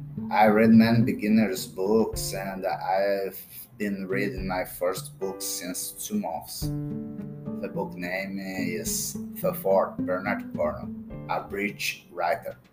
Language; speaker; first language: English; non-native, learner; Portuguese